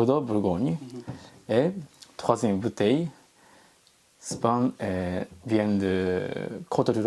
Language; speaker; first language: French; non-native, learner; Japanese